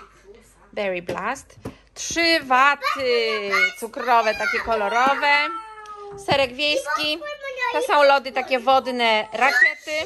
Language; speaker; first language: Polish; native; Polish